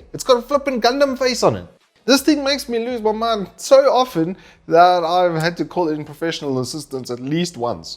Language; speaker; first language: English; native; English